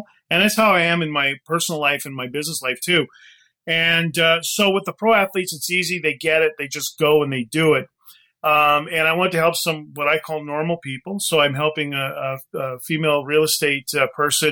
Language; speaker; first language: English; native; English